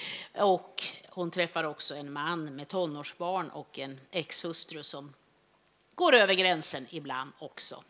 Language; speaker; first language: Swedish; native; Swedish